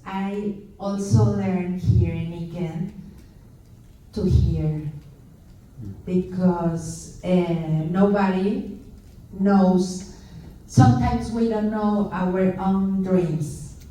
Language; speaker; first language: English; non-native, learner; Spanish